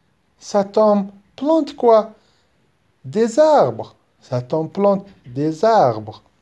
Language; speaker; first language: French; non-native, local second language; Arabic